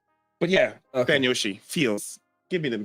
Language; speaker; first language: English; native; English